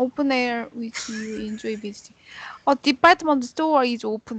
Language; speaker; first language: English; non-native, learner; Korean